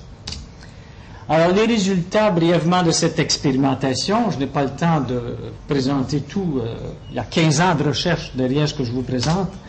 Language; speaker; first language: French; native; French